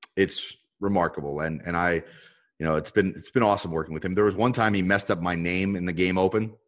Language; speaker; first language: English; native; English